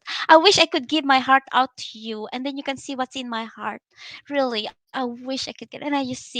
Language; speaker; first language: English; non-native, local second language; Filipino